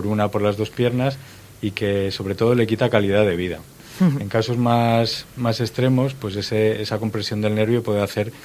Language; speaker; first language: Spanish; native; Spanish